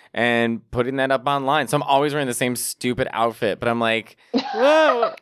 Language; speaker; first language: English; native; English